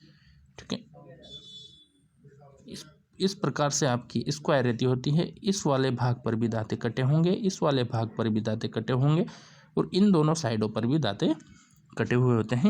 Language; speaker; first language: Hindi; native; Hindi